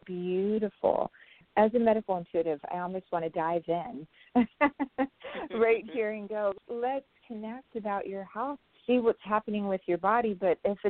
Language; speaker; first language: English; non-native, local second language; Urdu